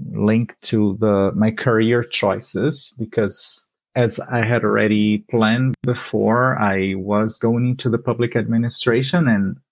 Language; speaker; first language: English; non-native, fluent; Portuguese